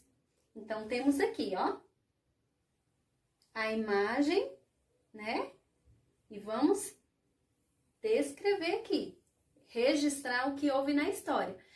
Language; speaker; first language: Portuguese; native; Portuguese